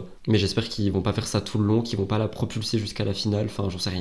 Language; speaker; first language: French; native; French